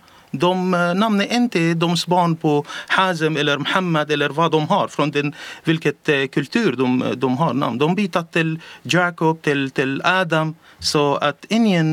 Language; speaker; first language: Swedish; non-native, learner; Arabic